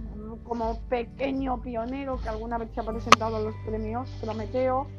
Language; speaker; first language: Spanish; native; Spanish